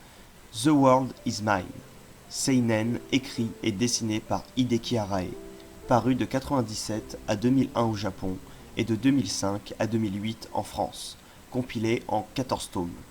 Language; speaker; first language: French; native; French